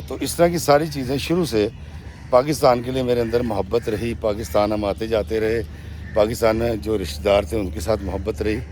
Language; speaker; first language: Urdu; native; Urdu